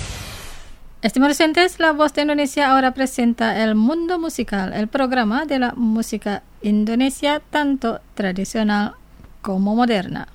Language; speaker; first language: Spanish; non-native, fluent; Indonesian